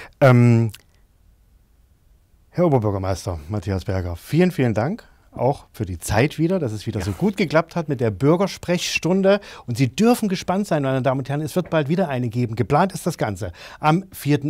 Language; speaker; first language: German; native; German